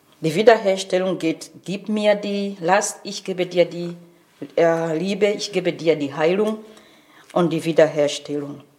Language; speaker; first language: German; non-native, fluent; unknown